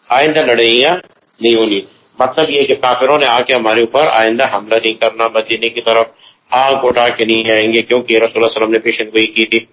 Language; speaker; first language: Urdu; non-native, local second language; Pashto